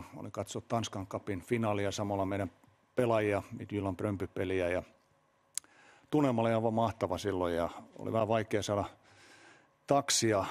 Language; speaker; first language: Finnish; native; Finnish